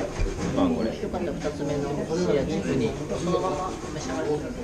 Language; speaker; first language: Japanese; native; Japanese